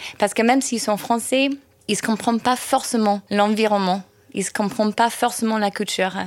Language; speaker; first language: French; non-native, fluent; English